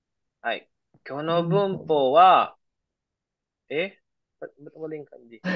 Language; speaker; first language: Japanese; non-native, fluent; Filipino